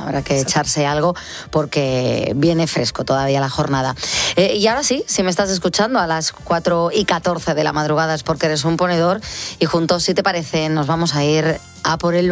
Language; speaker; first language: Spanish; native; Spanish